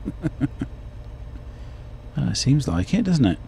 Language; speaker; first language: English; native; English